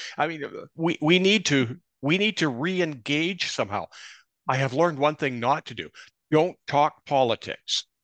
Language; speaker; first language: English; native; English